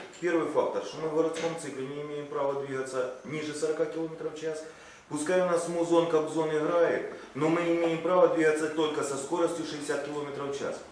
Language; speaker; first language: Russian; non-native, local second language; Ukrainian